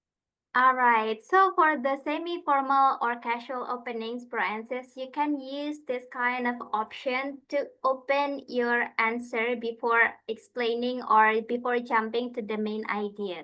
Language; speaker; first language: English; non-native, fluent; Indonesian